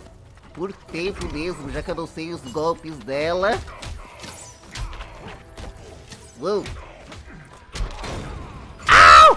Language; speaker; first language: Portuguese; native; Portuguese